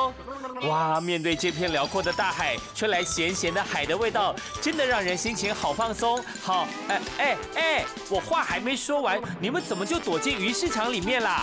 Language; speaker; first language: Chinese; native; Chinese